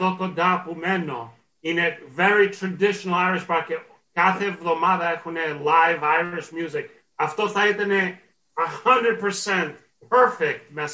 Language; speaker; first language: Greek; early bilingual, heritage; Greek